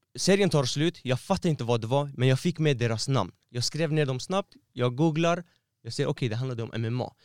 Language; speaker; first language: Swedish; non-native, fluent; Persian